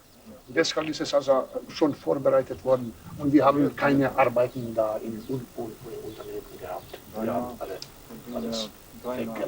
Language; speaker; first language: German; non-native, fluent; Serbian